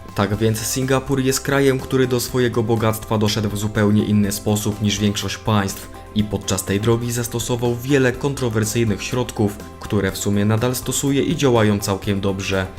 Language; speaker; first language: Polish; native; Polish